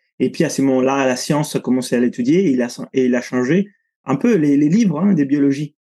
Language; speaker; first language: French; non-native, fluent; Italian